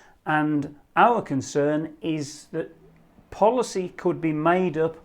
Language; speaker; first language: English; native; English